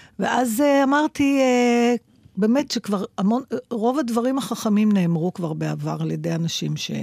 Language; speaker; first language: Hebrew; native; Hebrew